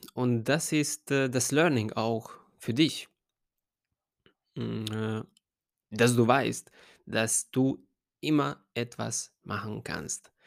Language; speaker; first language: German; non-native, fluent; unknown